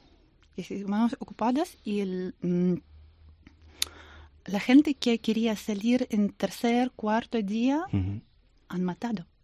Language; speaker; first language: Spanish; non-native, learner; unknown